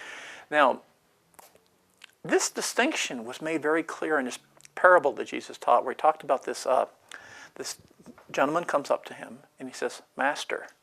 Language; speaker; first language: English; native; English